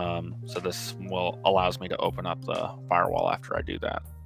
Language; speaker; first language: English; native; English